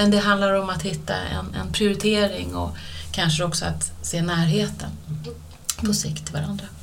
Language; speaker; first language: Swedish; native; Swedish